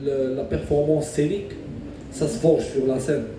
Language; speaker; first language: French; non-native, local second language; Arabic